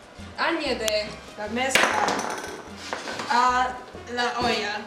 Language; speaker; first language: Spanish; non-native, learner; English